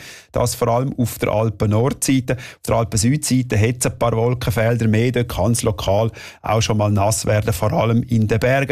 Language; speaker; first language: German; native; German